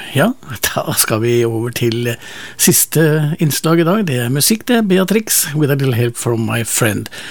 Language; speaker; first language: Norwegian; native; Norwegian